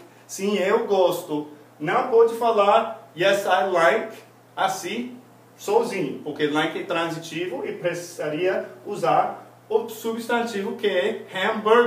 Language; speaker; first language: Portuguese; non-native, fluent; English